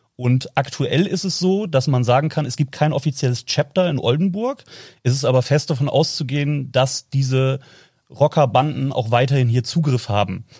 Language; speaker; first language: German; native; German